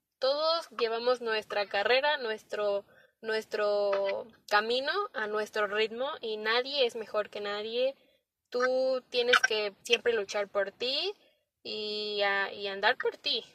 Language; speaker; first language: Spanish; native; Spanish